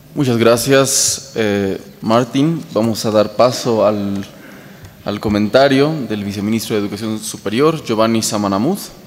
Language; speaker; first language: Spanish; native; Spanish